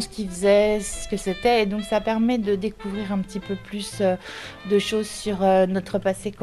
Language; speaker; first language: French; native; French